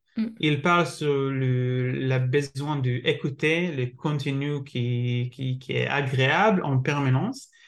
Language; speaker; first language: French; non-native, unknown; Hebrew